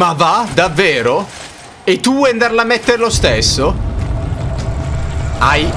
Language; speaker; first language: Italian; native; Italian